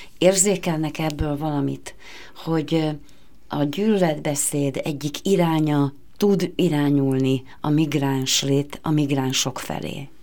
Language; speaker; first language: Hungarian; native; Hungarian